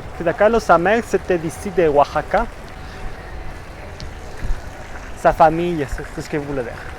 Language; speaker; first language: French; non-native, fluent; Spanish